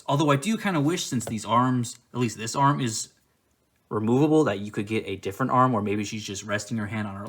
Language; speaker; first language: English; native; English